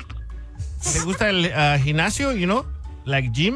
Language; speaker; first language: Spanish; early bilingual, heritage; Spanish